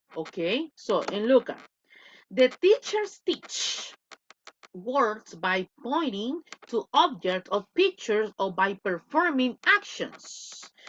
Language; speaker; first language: English; non-native, fluent; Spanish